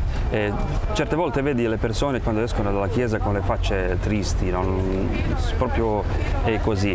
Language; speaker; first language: Italian; non-native, fluent; Croatian